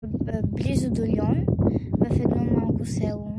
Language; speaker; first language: Bulgarian; early bilingual, heritage; Bulgarian